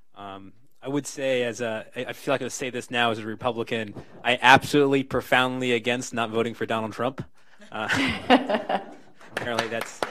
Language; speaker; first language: English; native; English